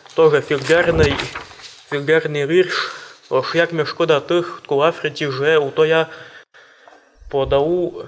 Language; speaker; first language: Ukrainian; native; Ukrainian